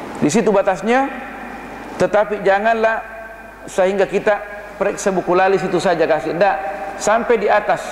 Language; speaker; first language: Malay; non-native, fluent; Arabic